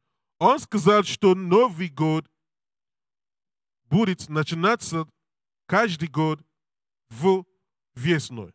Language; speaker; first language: Russian; non-native, learner; English